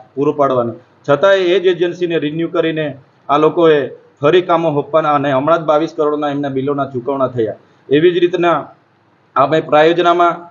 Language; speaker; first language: Gujarati; non-native, local second language; Vasavi